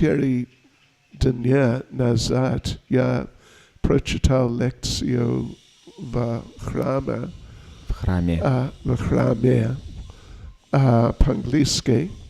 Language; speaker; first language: Russian; non-native, learner; English